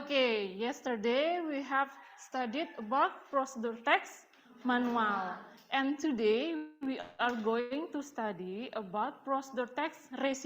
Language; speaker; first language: English; non-native, learner; Indonesian